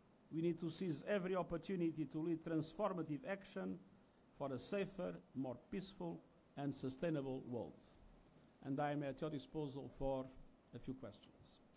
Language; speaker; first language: English; non-native, fluent; Portuguese